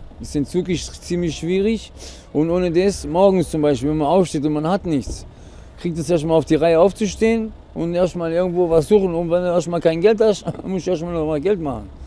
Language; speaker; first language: German; non-native, fluent; Portuguese